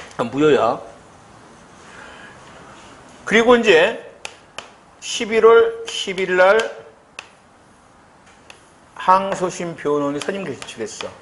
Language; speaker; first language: Korean; native; Korean